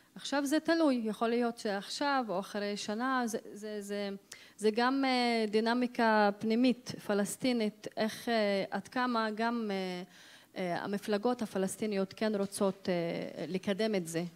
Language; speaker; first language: Hebrew; non-native, local second language; Arabic